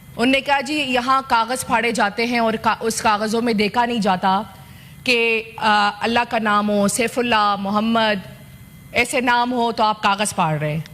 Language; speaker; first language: Urdu; non-native, local second language; Pashto